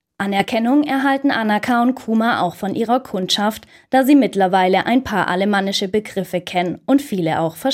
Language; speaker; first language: German; native; German